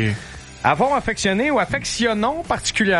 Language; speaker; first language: French; native; French